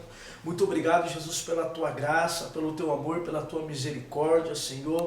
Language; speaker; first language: Portuguese; native; Portuguese